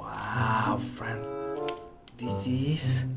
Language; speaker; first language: English; non-native, learner; Indonesian